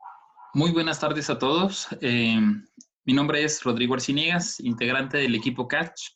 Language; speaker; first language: Spanish; native; Spanish